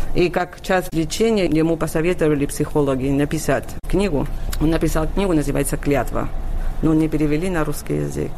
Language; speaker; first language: Russian; non-native, fluent; Catalan